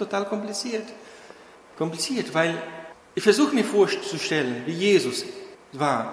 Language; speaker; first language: German; non-native, fluent; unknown